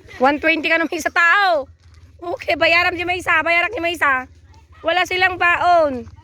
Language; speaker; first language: Filipino; non-native, local second language; Iloko